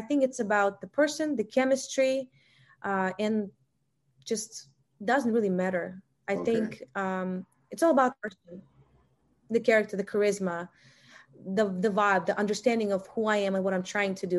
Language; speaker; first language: English; non-native, fluent; Russian